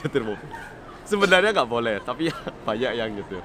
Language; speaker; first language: Indonesian; early bilingual, other home language; Korean